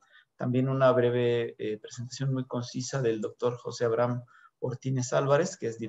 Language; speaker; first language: Spanish; native; Spanish